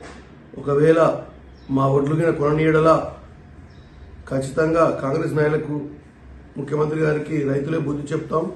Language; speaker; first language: Telugu; native; Telugu